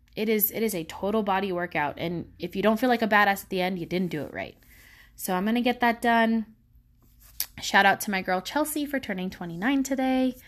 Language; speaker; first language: English; native; English